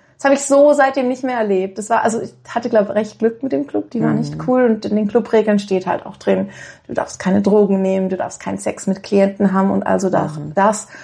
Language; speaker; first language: German; native; German